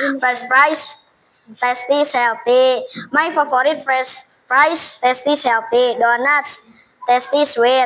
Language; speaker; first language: English; non-native, learner; Indonesian